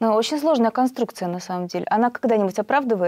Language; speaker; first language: Russian; native; Russian